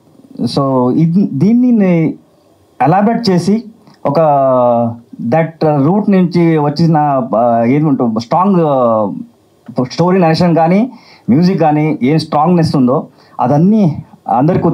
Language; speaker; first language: Telugu; non-native, learner; Kannada